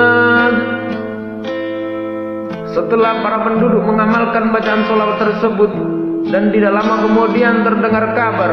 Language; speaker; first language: Indonesian; native; Indonesian